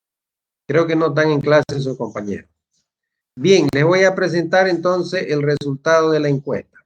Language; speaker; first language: Spanish; native; Spanish